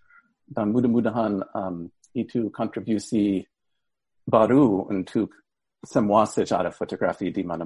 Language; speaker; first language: Indonesian; non-native, fluent; English